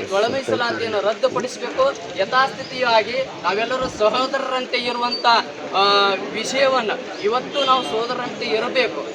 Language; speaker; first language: Kannada; non-native, local second language; Lambadi